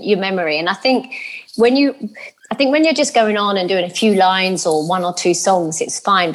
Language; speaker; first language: English; native; English